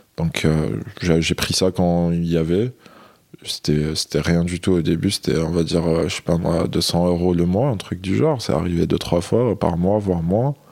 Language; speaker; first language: French; non-native, local second language; Arabic